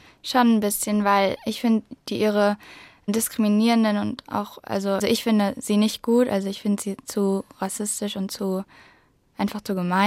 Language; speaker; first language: German; native; German